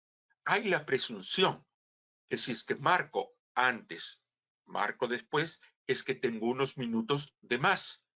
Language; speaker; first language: Spanish; native; Spanish